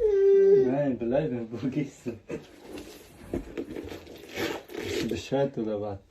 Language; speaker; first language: German; non-native, learner; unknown